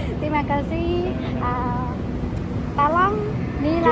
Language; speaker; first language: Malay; non-native, learner; Thai